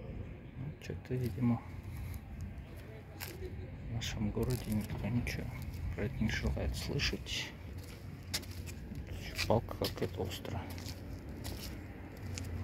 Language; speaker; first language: Russian; native; Russian